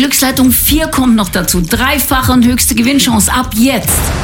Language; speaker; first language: German; native; German